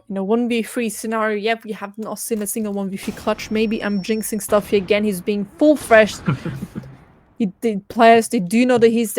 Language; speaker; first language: English; non-native, fluent; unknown